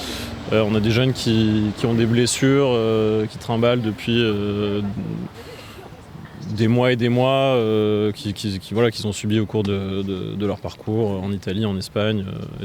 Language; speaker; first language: French; native; French